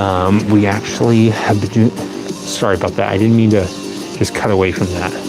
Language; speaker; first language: English; native; English